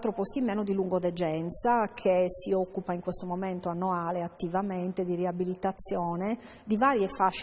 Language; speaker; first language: Italian; native; Italian